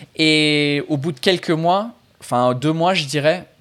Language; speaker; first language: French; non-native, fluent; English